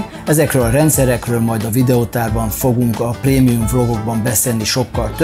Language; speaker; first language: Hungarian; native; Hungarian